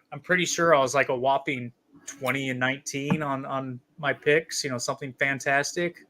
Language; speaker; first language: English; native; English